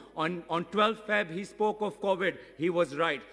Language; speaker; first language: English; non-native, local second language; Assamese